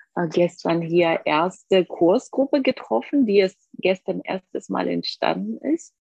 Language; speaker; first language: German; non-native, fluent; Georgian